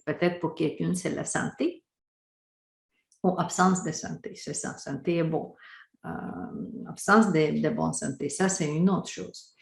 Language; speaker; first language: French; non-native, fluent; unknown